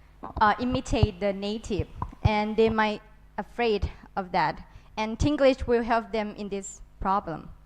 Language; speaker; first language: English; non-native, learner; Thai